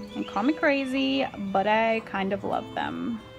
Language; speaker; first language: English; native; English